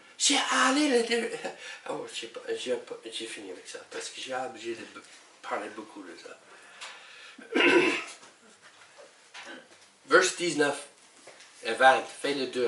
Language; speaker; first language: French; non-native, learner; English